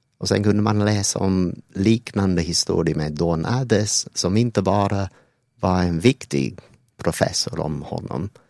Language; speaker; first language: Swedish; non-native, fluent; English